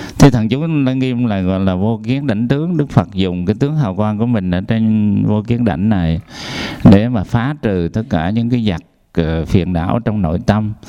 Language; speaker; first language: Vietnamese; native; Vietnamese